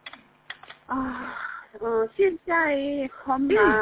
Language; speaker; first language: Chinese; non-native, learner; Korean